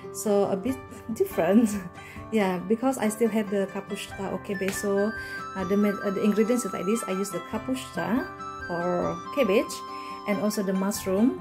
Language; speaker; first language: English; non-native, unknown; Indonesian